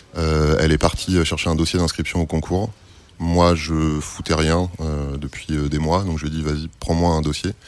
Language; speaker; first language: French; native; French